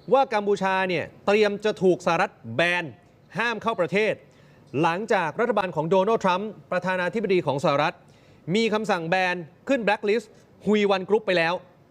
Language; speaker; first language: Thai; native; Thai